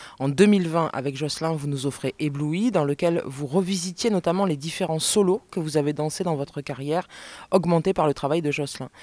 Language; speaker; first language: French; native; French